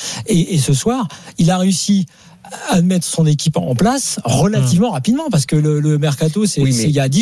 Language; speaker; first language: French; native; French